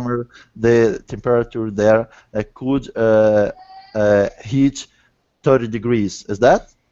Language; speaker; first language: English; non-native, learner; Portuguese